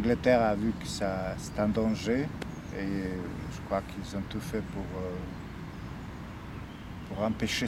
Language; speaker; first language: French; non-native, fluent; Serbian